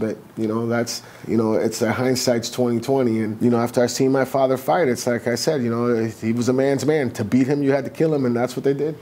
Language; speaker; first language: English; early bilingual, other home language; Spanish